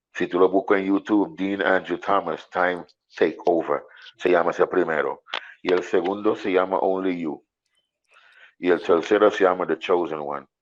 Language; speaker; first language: Spanish; non-native, fluent; English